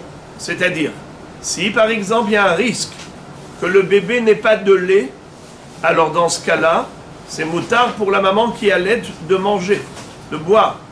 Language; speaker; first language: French; native; French